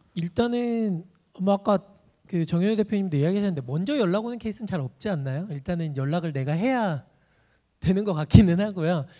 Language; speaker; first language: Korean; native; Korean